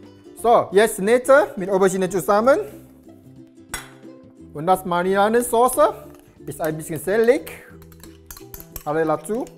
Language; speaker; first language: German; non-native, learner; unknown